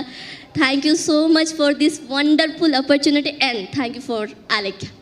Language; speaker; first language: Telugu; early bilingual, heritage; Telugu